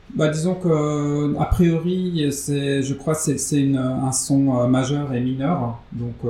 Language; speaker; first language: French; native; French